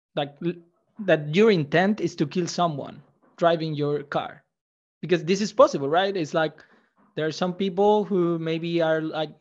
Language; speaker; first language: English; non-native, fluent; Spanish